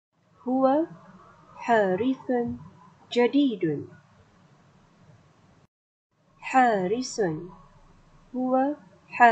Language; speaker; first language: Arabic; non-native, learner; Malay